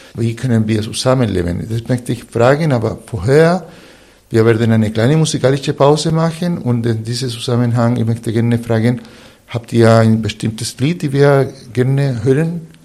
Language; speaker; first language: German; non-native, fluent; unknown